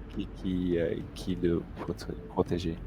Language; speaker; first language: French; non-native, learner; English